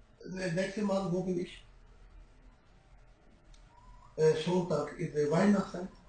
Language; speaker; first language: German; non-native, learner; Urdu